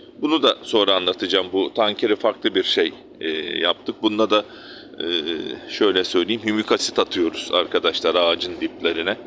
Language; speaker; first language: Turkish; native; Turkish